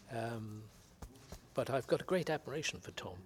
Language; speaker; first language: English; native; English